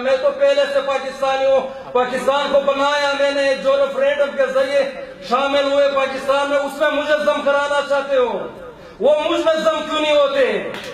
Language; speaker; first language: Urdu; non-native, local second language; Pashto